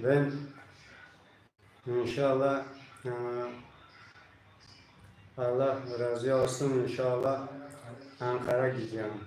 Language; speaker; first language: Turkish; non-native, learner; Tajik